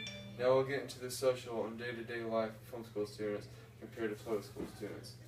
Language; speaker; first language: English; native; English